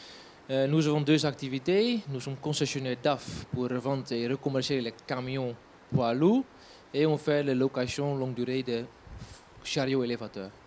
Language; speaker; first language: French; non-native, fluent; Dutch